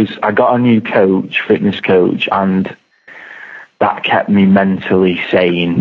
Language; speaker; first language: English; native; English